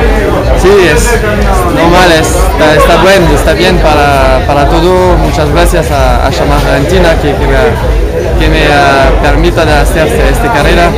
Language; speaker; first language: Spanish; non-native, learner; French